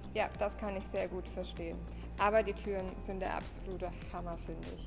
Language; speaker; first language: German; native; German